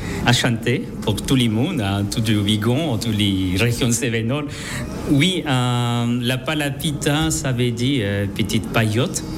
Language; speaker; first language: French; non-native, fluent; Spanish